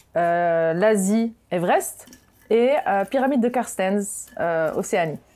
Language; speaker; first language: French; non-native, local second language; Arabic